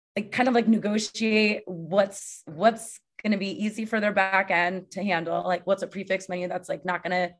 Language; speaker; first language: English; native; English